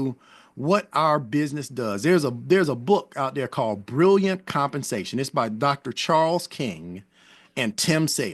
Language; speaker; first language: English; native; English